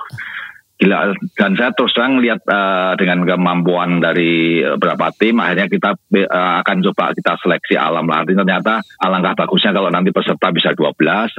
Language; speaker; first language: Indonesian; native; Indonesian